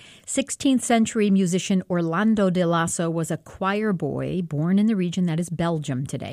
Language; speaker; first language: English; native; English